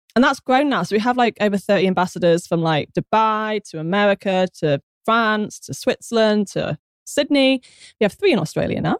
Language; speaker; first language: English; native; English